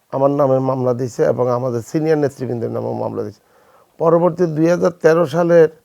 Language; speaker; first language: Bangla; native; Bangla